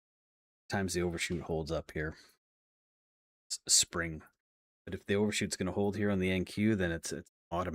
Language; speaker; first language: English; native; English